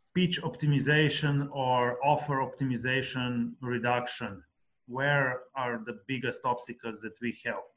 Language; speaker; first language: English; non-native, fluent; Slovenian